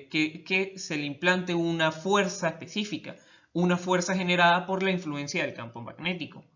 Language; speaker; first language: Spanish; native; Spanish